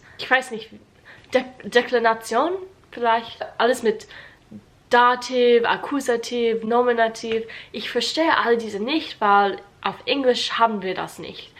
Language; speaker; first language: German; non-native, learner; English